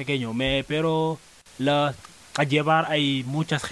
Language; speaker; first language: Spanish; non-native, learner; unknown